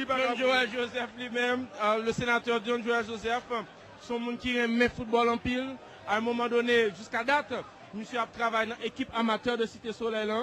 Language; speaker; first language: French; non-native, local second language; Haitian Creole